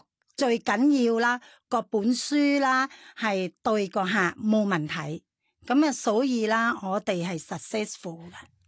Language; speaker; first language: Chinese; non-native, fluent; Thai